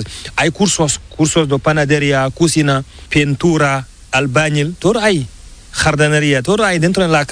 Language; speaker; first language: Spanish; non-native, learner; Fula